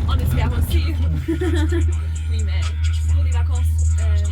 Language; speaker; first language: French; non-native, fluent; German